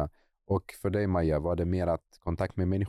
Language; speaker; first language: Swedish; non-native, fluent; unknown